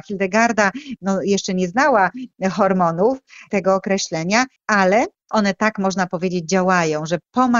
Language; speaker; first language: Polish; native; Polish